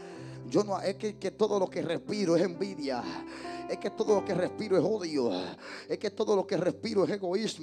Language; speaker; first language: Spanish; native; Spanish